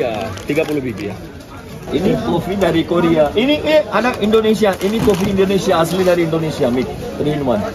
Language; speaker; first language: Indonesian; non-native, fluent; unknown